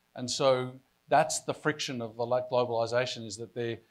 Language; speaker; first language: English; native; English